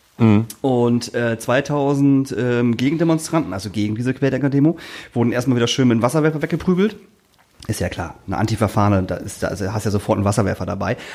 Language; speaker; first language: German; native; German